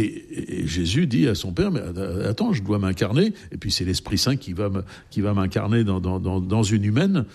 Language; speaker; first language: French; native; French